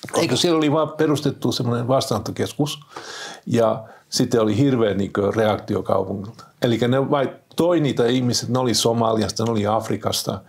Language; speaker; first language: Finnish; non-native, fluent; Spanish